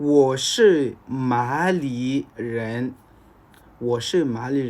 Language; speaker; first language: Chinese; non-native, learner; Bambara